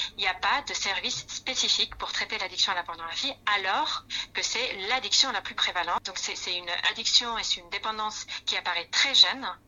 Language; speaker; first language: French; non-native, fluent; Spanish